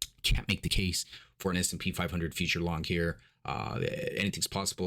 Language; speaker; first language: English; native; English